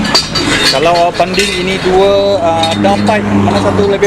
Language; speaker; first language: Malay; non-native, local second language; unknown